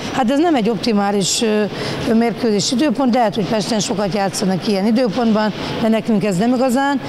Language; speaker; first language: Hungarian; native; Hungarian